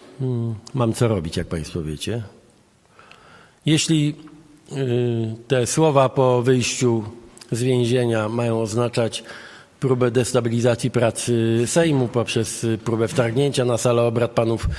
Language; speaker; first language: Polish; native; Polish